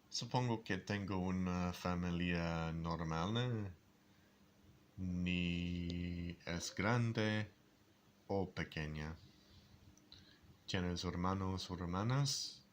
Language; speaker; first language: Spanish; non-native, learner; English